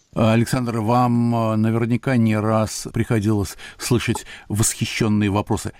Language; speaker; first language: Russian; native; Russian